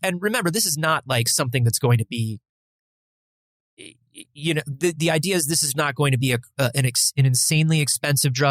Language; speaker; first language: English; native; English